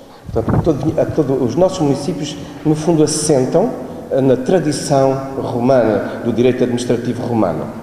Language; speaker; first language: Portuguese; native; Portuguese